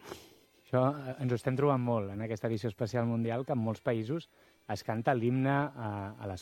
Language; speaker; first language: Catalan; native; Catalan